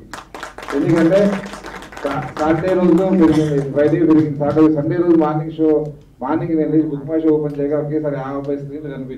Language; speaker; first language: Telugu; native; Telugu